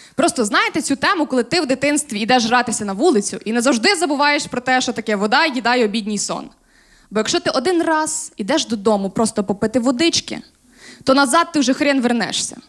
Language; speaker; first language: Ukrainian; native; Ukrainian